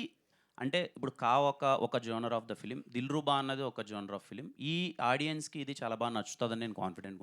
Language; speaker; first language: Telugu; native; Telugu